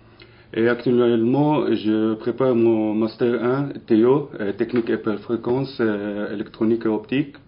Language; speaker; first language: French; non-native, local second language; Arabic